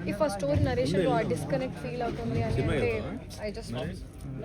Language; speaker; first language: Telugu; non-native, fluent; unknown